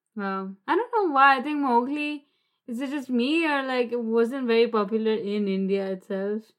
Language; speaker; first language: English; non-native, local second language; Hindi